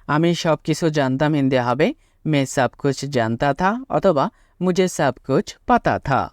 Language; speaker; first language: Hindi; non-native, fluent; Bangla